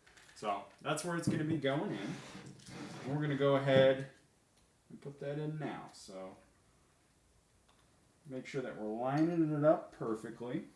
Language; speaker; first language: English; native; English